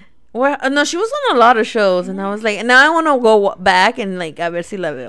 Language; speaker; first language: English; early bilingual, other home language; Spanish